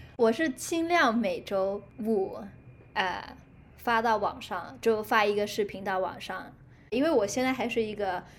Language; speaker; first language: Chinese; non-native, local second language; Cantonese